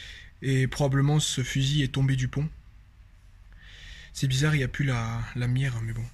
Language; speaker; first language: French; native; French